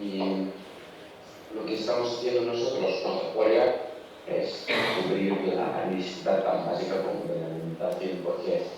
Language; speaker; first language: Spanish; non-native, learner; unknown